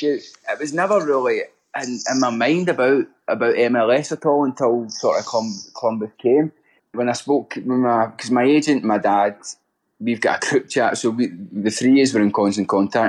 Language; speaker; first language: English; native; English